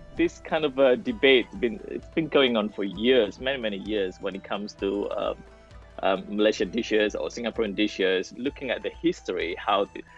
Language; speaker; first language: English; non-native, local second language; Malay